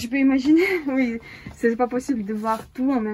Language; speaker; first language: French; non-native, fluent; Russian